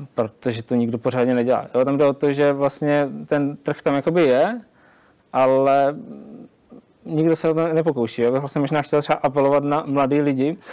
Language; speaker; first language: Czech; native; Czech